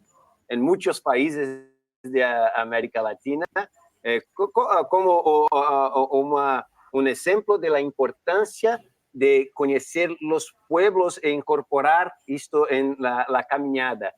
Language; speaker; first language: Spanish; non-native, learner; Portuguese